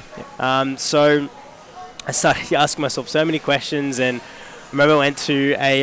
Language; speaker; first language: English; native; English